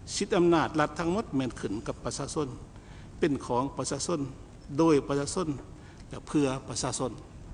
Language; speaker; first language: Lao; native; Lao